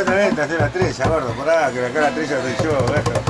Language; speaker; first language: Spanish; native; Spanish